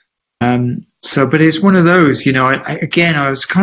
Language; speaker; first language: English; native; English